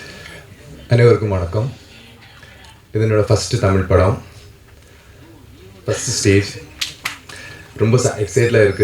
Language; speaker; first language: Tamil; non-native, learner; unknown